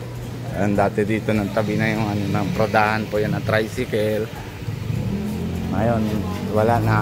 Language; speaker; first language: Filipino; non-native, fluent; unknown